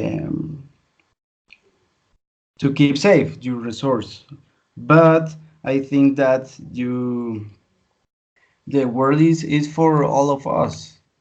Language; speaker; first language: English; non-native, learner; Spanish